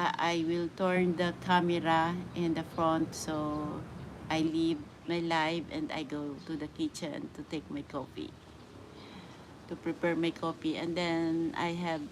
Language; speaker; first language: English; non-native, local second language; Filipino